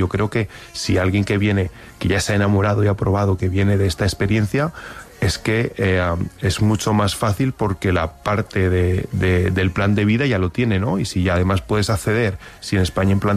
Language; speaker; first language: Spanish; native; Spanish